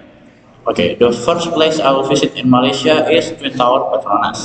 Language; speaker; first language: English; non-native, learner; Indonesian